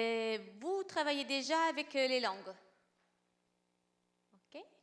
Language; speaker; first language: French; non-native, fluent; Italian